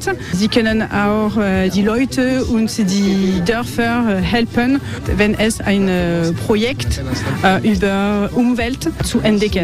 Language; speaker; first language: German; non-native, learner; French